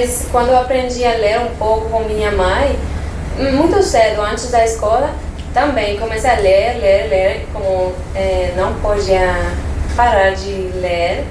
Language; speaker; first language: Portuguese; non-native, fluent; French